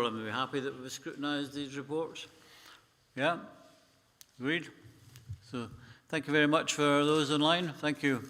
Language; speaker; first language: English; native; English